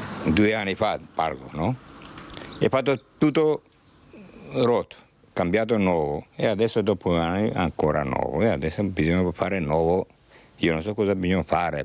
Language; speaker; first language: Italian; non-native, learner; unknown